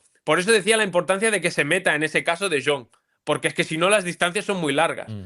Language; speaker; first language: Spanish; native; Spanish